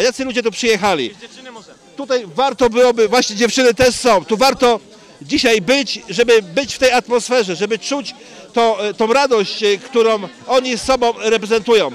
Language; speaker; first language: Polish; native; Polish